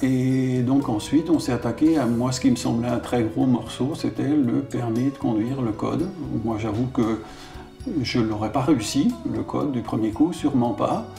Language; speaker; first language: French; native; French